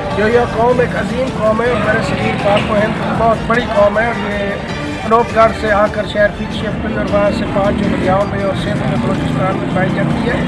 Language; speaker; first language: Urdu; non-native, local second language; Punjabi